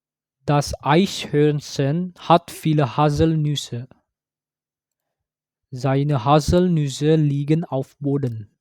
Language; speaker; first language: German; non-native, fluent; Indonesian